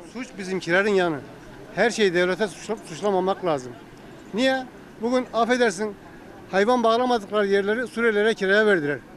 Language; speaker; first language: Turkish; native; Turkish